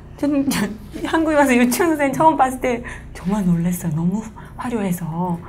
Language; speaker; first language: Korean; non-native, fluent; Japanese